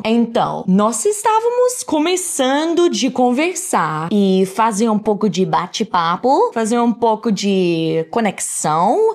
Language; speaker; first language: Portuguese; non-native, fluent; English